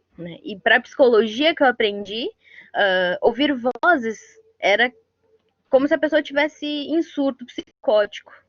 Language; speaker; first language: Portuguese; non-native, local second language; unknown